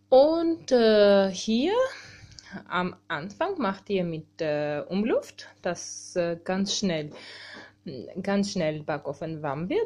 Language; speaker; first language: German; non-native, learner; Armenian